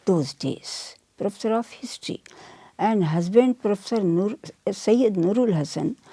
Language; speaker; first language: English; non-native, local second language; Urdu